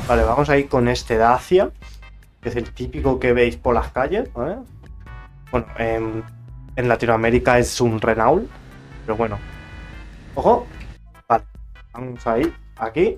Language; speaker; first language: Spanish; native; Spanish